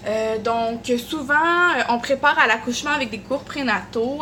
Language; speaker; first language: French; native; French